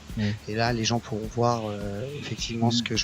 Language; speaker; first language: French; native; French